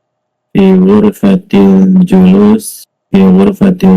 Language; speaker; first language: Arabic; non-native, learner; Indonesian